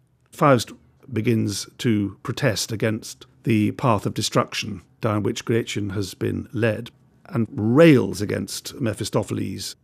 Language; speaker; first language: English; native; English